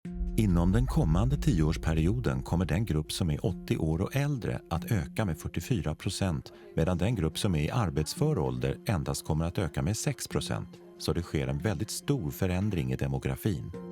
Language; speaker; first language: Swedish; native; Swedish